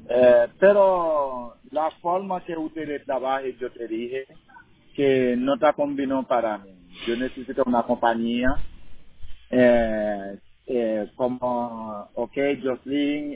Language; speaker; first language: Spanish; non-native, learner; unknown